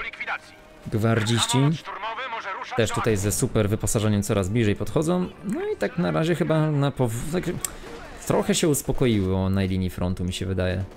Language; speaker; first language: Polish; native; Polish